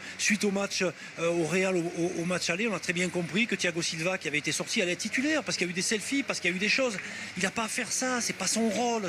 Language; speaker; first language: French; native; French